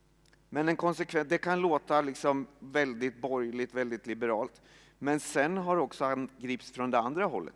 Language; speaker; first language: Swedish; native; Swedish